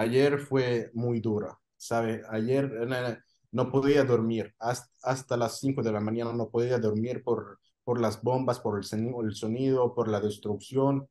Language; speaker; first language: Spanish; non-native, fluent; Arabic